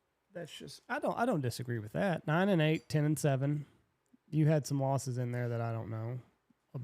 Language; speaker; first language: English; native; English